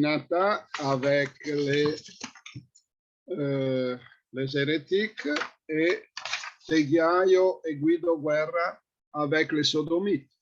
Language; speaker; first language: French; non-native, fluent; Italian